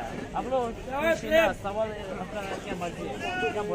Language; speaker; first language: Hindi; non-native, learner; Tibetan